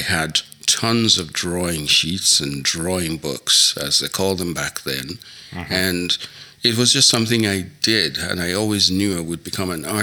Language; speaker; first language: English; non-native, local second language; Yoruba